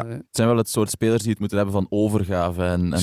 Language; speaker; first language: Dutch; native; Dutch